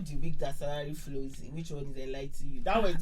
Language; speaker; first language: English; non-native, local second language; Yoruba